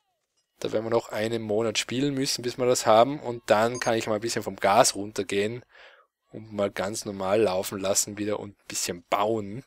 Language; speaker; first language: German; native; German